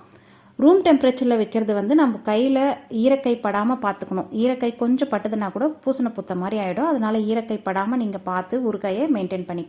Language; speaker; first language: Tamil; native; Tamil